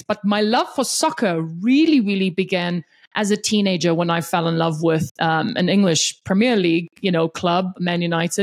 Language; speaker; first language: English; non-native, local second language; Afrikaans